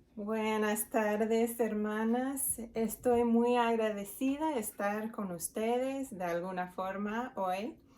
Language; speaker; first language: Spanish; non-native, fluent; English